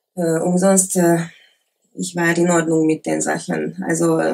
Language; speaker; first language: German; non-native, learner; Hungarian